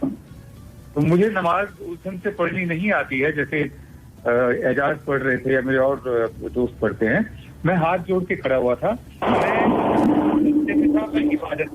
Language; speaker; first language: Hindi; native; Hindi